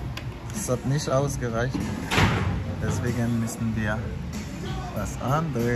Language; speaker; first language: German; non-native, learner; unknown